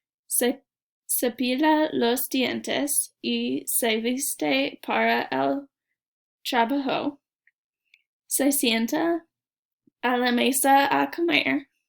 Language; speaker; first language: Spanish; non-native, learner; English